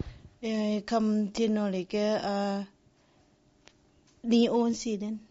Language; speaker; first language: Norwegian; non-native, learner; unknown